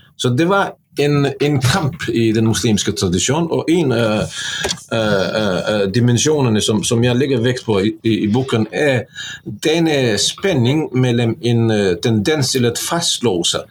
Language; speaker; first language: Norwegian; non-native, fluent; Bosnian